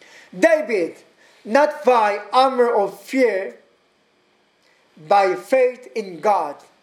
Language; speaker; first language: English; non-native, learner; Korean